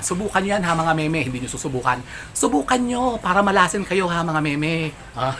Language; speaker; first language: Filipino; native; Filipino